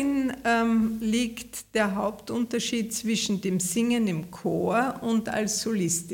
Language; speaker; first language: German; native; German